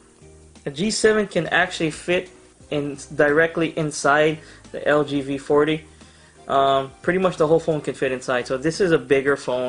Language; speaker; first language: English; native; English